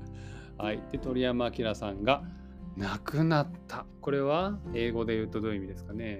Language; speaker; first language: Japanese; native; Japanese